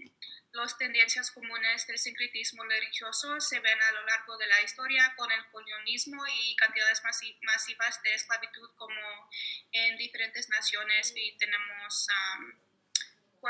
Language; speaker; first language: Spanish; early bilingual, heritage; Spanish